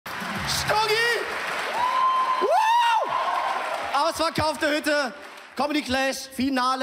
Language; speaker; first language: German; early bilingual, other home language; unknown